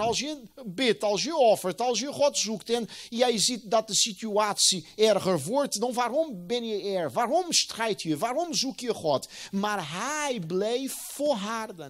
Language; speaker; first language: Dutch; non-native, fluent; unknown